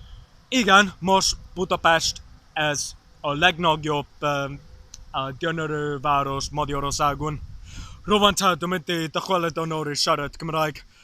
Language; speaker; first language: Hungarian; non-native, learner; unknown